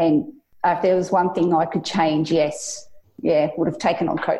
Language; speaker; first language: English; native; English